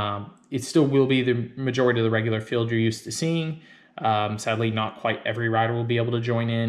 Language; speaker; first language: English; native; English